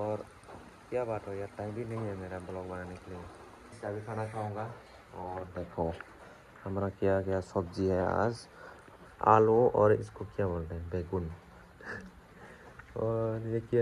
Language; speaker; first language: Hindi; non-native, learner; Kok Borok